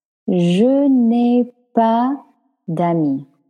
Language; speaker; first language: French; non-native, fluent; English